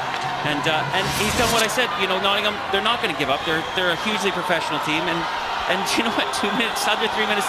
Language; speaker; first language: English; native; English